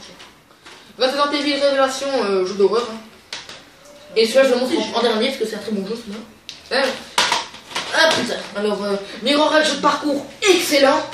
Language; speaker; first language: French; native; French